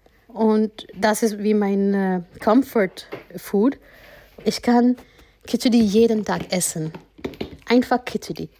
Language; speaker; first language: German; non-native, fluent; Gujarati